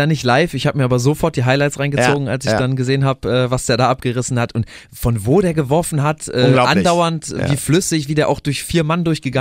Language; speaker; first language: German; native; German